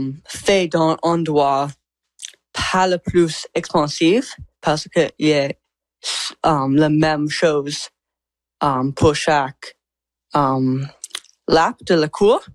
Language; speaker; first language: French; non-native, learner; English